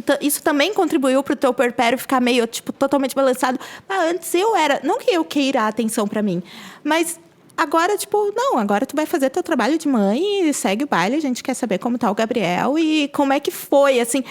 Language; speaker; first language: Portuguese; native; Portuguese